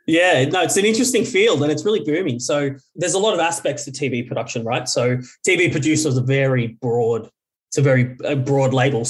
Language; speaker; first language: English; native; English